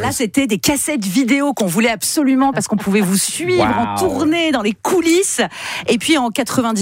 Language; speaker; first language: French; native; French